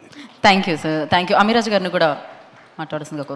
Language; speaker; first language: Telugu; native; Telugu